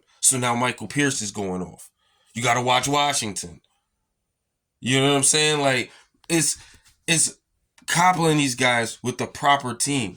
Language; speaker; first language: English; native; English